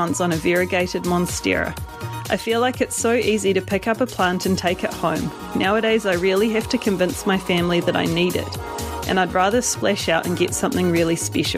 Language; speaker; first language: English; native; English